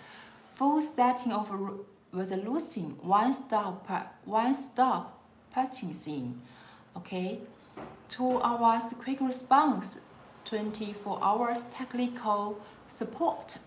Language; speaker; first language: English; non-native, learner; Chinese